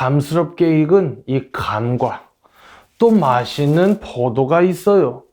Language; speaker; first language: Korean; native; Korean